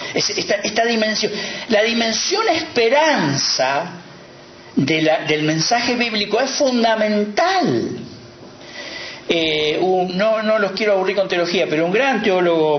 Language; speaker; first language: Spanish; native; Spanish